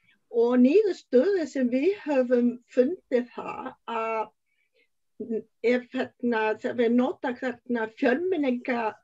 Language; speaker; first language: Icelandic; non-native, learner; Vietnamese